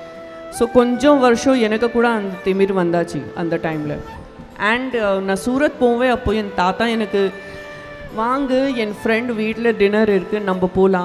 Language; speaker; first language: Tamil; non-native, local second language; Gujarati